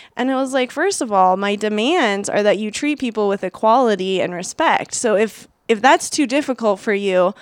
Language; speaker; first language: English; native; English